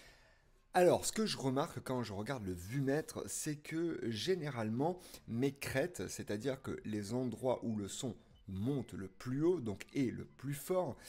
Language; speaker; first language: French; native; French